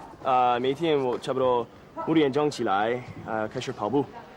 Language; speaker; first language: Chinese; non-native, learner; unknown